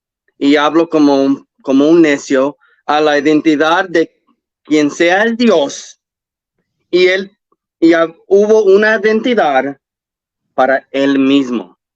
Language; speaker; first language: Spanish; early bilingual, heritage; English